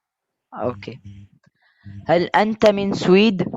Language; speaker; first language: Arabic; non-native, learner; Urdu